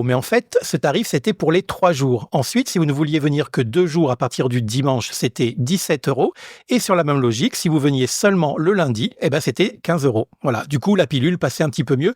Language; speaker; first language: French; native; French